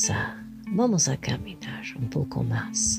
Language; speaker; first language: Spanish; non-native, learner; French